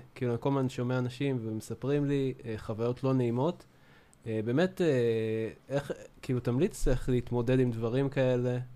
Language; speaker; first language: Hebrew; native; Hebrew